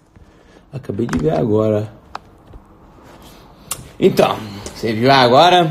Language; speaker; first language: Portuguese; native; Portuguese